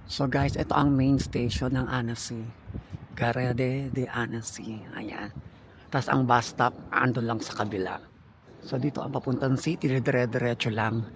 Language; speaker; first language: Filipino; native; Filipino